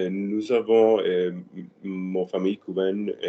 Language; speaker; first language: French; non-native, learner; Spanish